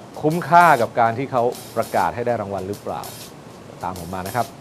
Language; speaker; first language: Thai; native; Thai